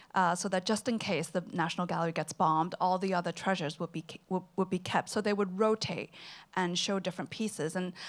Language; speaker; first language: English; non-native, local second language; Cantonese